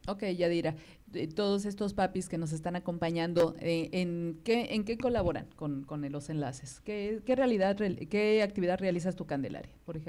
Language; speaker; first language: Spanish; native; Spanish